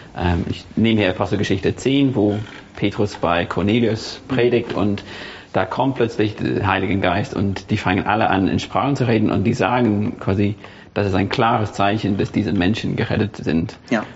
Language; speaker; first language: German; non-native, fluent; English